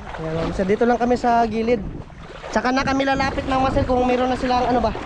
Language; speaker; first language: Filipino; non-native, local second language; Cebuano